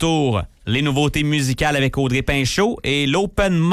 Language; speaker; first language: French; native; French